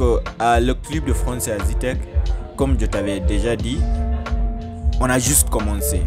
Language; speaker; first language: French; non-native, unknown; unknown